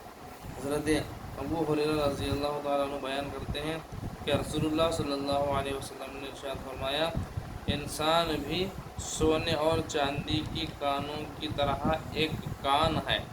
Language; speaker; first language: Urdu; native; Urdu